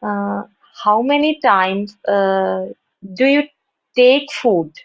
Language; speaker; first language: English; non-native, learner; Hindi